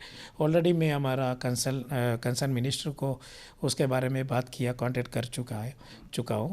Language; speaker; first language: Hindi; non-native, local second language; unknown